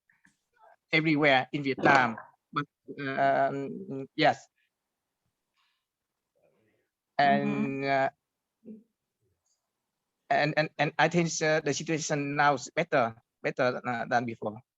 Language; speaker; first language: English; non-native, fluent; Vietnamese